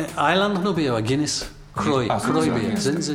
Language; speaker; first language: Japanese; non-native, learner; English